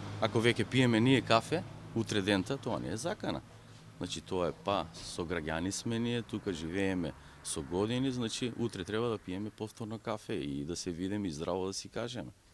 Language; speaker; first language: Macedonian; non-native, local second language; Romany